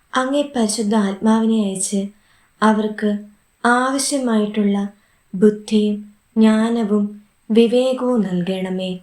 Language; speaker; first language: Malayalam; native; Malayalam